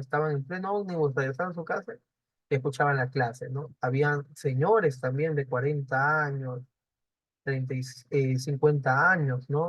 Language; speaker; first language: Spanish; native; Spanish